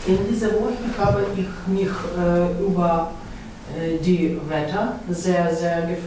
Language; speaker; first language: German; non-native, learner; Ukrainian